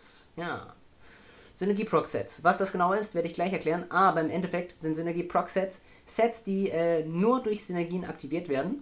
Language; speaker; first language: German; native; German